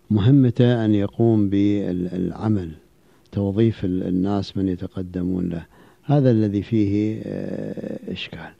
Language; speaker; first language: Arabic; native; Arabic